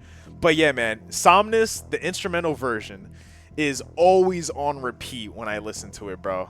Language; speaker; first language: English; native; English